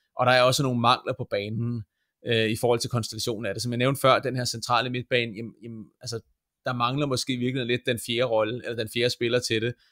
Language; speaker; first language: Danish; native; Danish